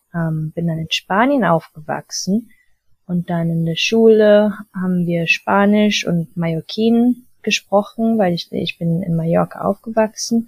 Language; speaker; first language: German; early bilingual, heritage; German